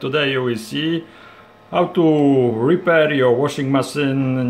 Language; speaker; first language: English; non-native, learner; Polish